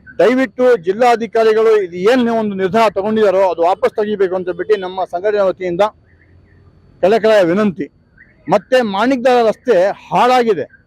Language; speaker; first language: Kannada; non-native, local second language; Urdu